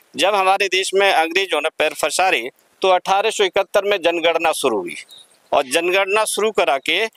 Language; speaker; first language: Hindi; native; Hindi